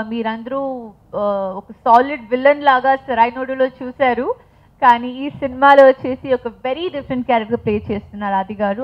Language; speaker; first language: Telugu; non-native, fluent; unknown